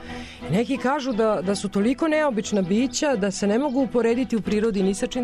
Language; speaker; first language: Serbian; native; Serbian